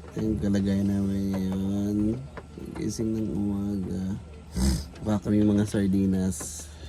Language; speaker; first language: Filipino; non-native, local second language; Cebuano